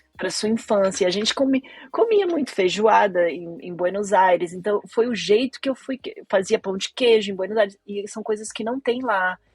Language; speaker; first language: Portuguese; early bilingual, other home language; Spanish